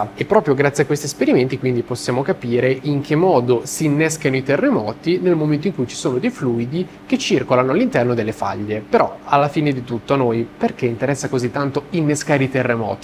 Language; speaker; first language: Italian; native; Italian